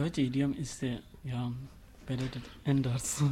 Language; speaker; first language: German; non-native, learner; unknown